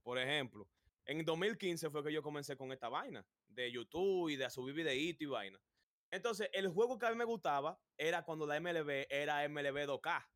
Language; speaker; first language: Spanish; native; Spanish